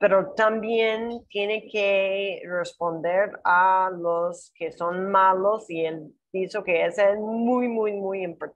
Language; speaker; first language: Spanish; non-native, learner; English